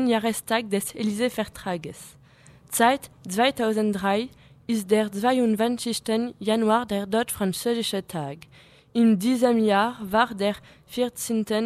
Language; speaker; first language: German; non-native, learner; French